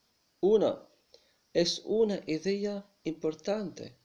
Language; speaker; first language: Spanish; non-native, fluent; Arabic